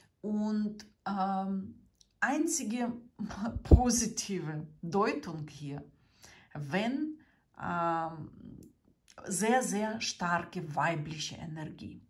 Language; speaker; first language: German; non-native, fluent; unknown